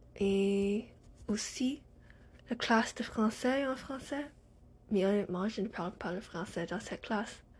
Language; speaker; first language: French; non-native, learner; English